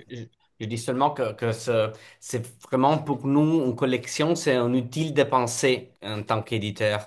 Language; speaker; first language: French; non-native, fluent; Italian